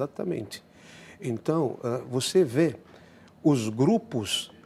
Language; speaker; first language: Portuguese; non-native, fluent; Arabic